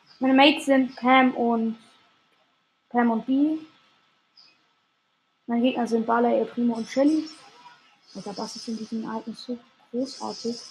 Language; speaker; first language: German; native; German